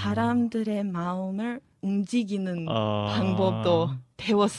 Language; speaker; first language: Korean; non-native, fluent; Serbian